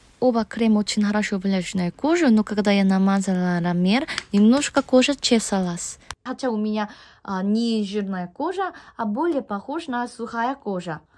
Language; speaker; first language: Russian; non-native, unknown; Korean